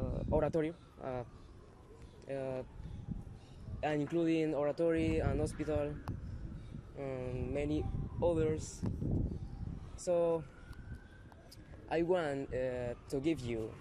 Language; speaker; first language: English; non-native, learner; Spanish